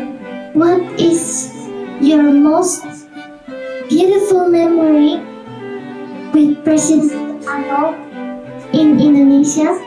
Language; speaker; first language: English; non-native, learner; Indonesian